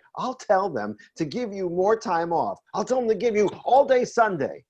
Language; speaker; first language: English; native; English